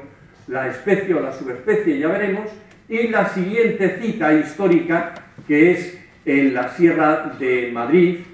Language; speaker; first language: Spanish; native; Spanish